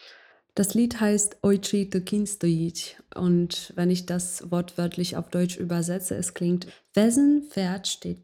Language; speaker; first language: German; non-native, fluent; Ukrainian